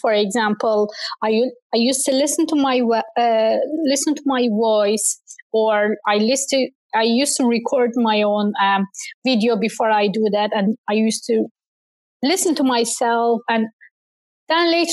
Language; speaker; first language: English; non-native, fluent; Turkish